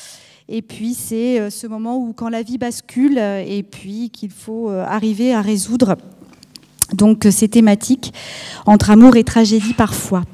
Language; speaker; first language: French; native; French